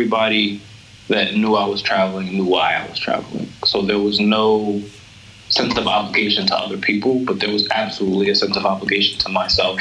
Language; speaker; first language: English; native; English